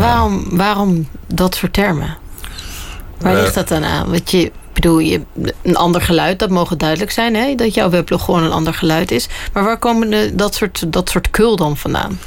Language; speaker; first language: Dutch; native; Dutch